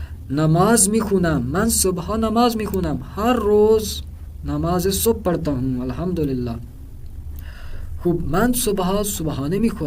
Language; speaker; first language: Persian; non-native, fluent; Urdu